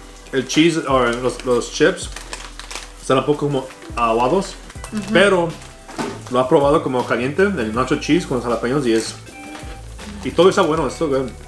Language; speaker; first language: Spanish; early bilingual, heritage; Spanish